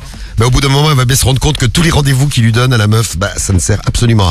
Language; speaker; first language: French; native; French